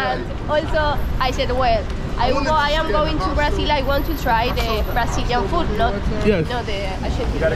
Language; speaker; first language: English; non-native, learner; Spanish